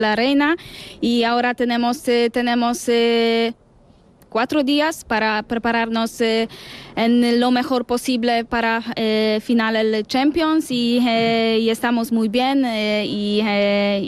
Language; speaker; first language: Spanish; non-native, learner; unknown